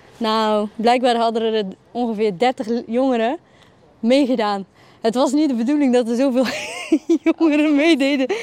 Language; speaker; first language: Dutch; early bilingual, other home language; Arabic